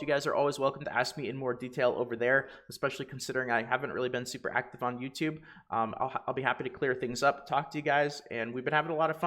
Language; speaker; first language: English; native; English